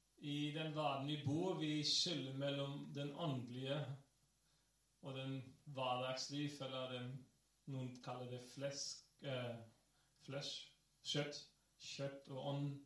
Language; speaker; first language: Norwegian; non-native, fluent; English